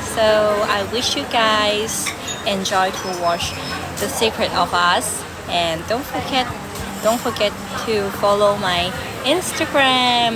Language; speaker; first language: English; non-native, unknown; Thai